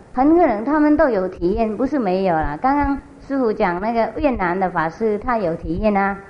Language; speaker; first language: Chinese; non-native, fluent; Vietnamese